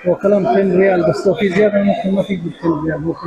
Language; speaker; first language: Arabic; non-native, learner; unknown